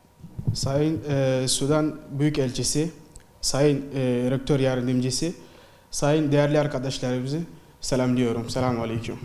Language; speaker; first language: Turkish; non-native, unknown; Arabic